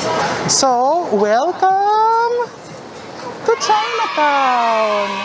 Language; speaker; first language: English; non-native, local second language; Filipino